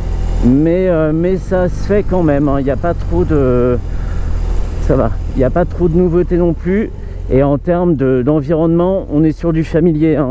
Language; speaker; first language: French; native; French